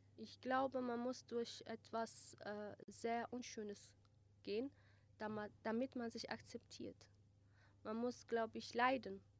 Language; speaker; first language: German; early bilingual, other home language; Kurdish